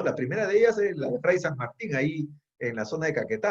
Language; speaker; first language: Spanish; native; Spanish